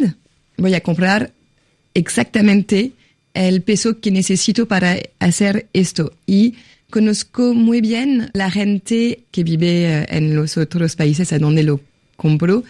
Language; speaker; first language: Spanish; non-native, fluent; French